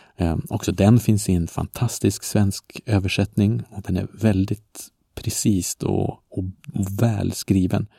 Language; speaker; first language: Swedish; non-native, fluent; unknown